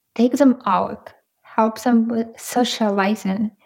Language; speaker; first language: English; non-native, fluent; Ukrainian